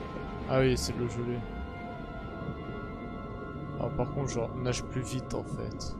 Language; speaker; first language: French; native; French